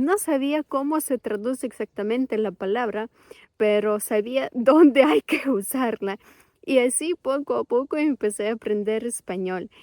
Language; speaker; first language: Spanish; non-native, fluent; Ukrainian